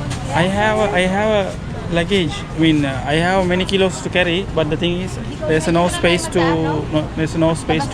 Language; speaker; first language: English; non-native, learner; Sinhala